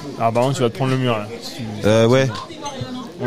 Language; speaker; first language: French; native; French